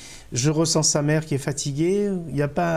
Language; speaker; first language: French; native; French